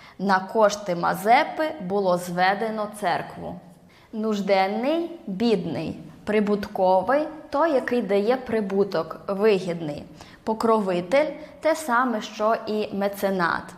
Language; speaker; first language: Ukrainian; native; Ukrainian